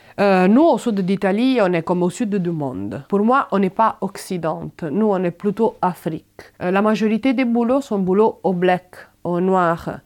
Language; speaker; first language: French; non-native, fluent; Italian